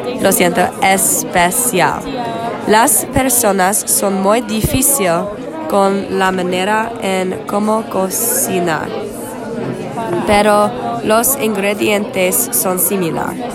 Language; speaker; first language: Spanish; non-native, learner; English